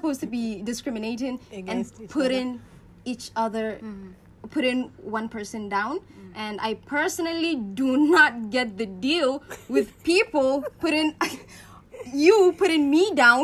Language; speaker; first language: English; non-native, local second language; Hausa